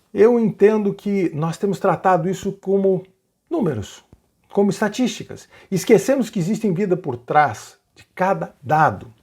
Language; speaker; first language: Portuguese; native; Portuguese